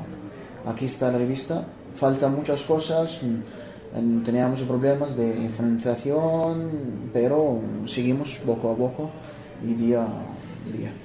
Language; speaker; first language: Spanish; non-native, fluent; Arabic